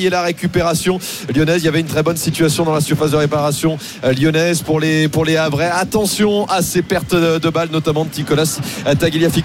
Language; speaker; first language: French; native; French